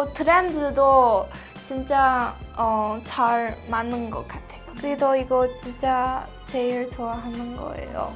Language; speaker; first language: Korean; non-native, fluent; Chinese